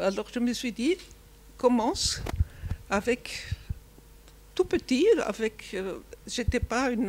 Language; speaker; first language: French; non-native, fluent; German